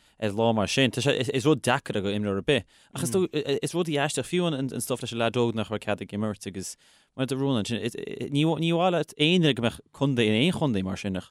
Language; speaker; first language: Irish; non-native, local second language; English